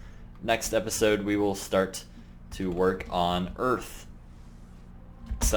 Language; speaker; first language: English; native; English